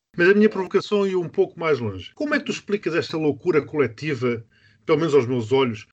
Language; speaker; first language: Portuguese; native; Portuguese